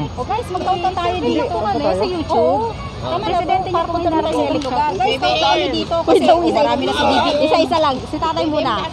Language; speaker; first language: Filipino; native; Filipino